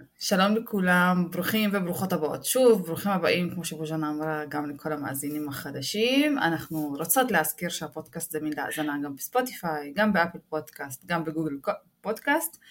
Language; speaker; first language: Hebrew; non-native, local second language; Arabic